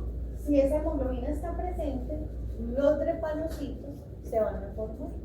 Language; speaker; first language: Spanish; native; Spanish